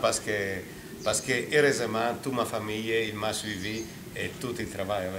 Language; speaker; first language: French; non-native, fluent; Italian